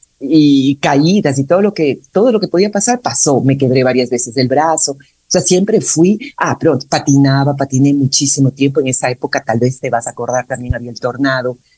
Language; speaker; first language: Spanish; native; Spanish